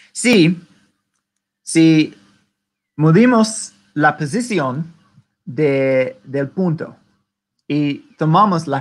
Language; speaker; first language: Spanish; non-native, learner; English